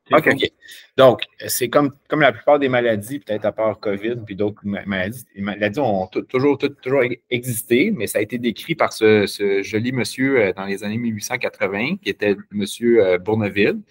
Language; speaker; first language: French; native; French